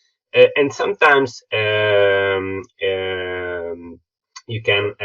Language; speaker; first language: English; non-native, fluent; Italian